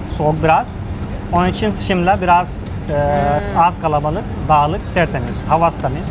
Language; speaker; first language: Turkish; non-native, fluent; Hindi